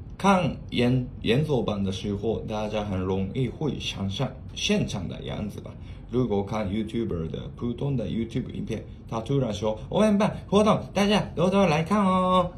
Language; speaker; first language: Chinese; non-native, fluent; Japanese